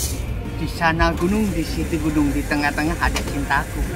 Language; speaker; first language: Indonesian; native; Indonesian